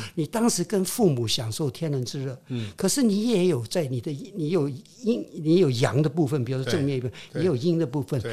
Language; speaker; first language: Chinese; non-native, local second language; Min Nan Chinese